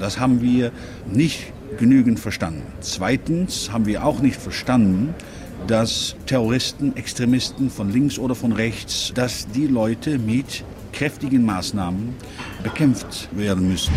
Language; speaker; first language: German; non-native, fluent; Dutch